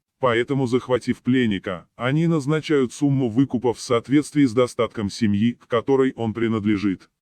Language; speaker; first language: Russian; non-native, local second language; Chechen